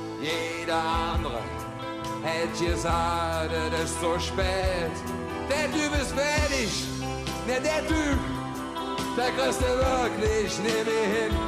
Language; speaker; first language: German; native; German